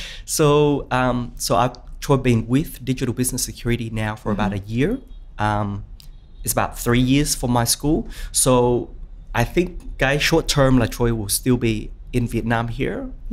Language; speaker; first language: English; early bilingual, other home language; Vietnamese